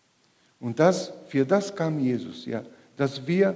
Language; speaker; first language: German; non-native, learner; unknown